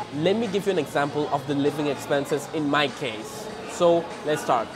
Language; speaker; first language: English; non-native, fluent; Spanish